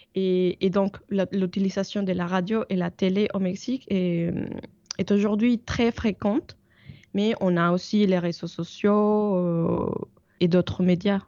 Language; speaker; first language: French; non-native, fluent; Spanish